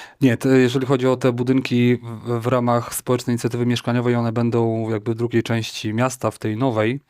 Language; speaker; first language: Polish; native; Polish